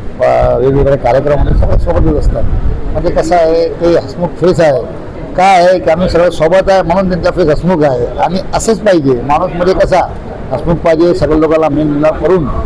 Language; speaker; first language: Marathi; non-native, local second language; Hindi